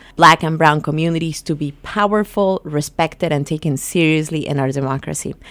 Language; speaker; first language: English; early bilingual, other home language; Spanish